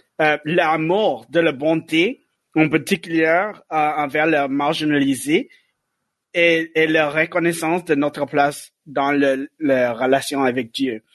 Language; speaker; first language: French; non-native, learner; English